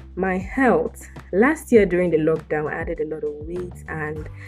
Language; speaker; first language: English; non-native, local second language; Yoruba